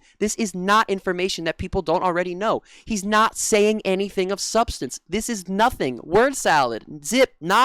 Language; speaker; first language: English; native; English